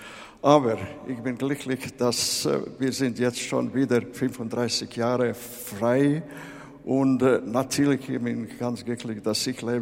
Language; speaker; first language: German; non-native, fluent; Latvian